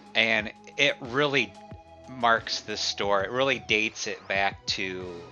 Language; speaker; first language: English; native; English